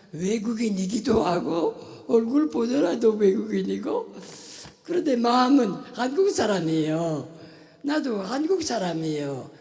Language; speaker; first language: Korean; non-native, fluent; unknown